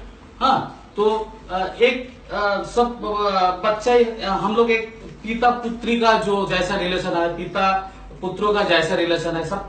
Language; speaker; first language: Hindi; non-native, local second language; Bangla